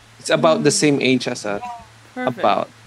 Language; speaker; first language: English; non-native, learner; Spanish